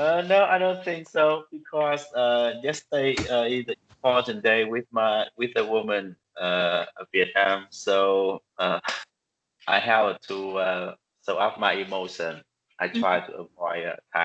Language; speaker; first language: English; non-native, learner; Vietnamese